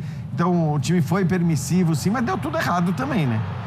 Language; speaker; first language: Portuguese; native; Portuguese